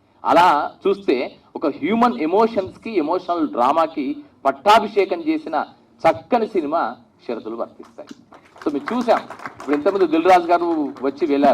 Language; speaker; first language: Telugu; native; Telugu